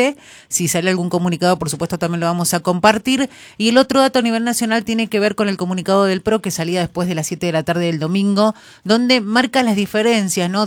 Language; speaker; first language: Spanish; native; Spanish